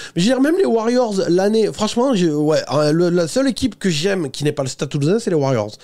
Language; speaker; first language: French; native; French